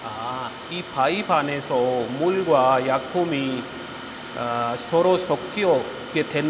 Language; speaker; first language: Korean; non-native, learner; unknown